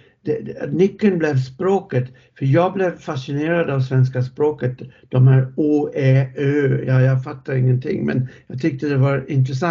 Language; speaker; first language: Swedish; non-native, fluent; English